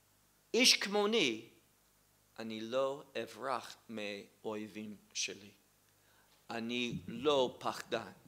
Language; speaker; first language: Hebrew; non-native, fluent; English